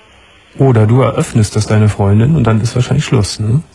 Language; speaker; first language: German; native; German